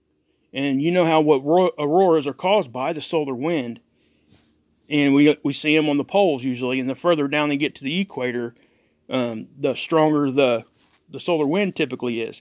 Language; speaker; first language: English; native; English